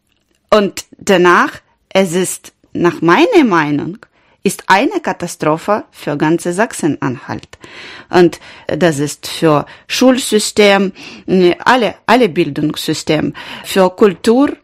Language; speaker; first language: German; non-native, learner; Ukrainian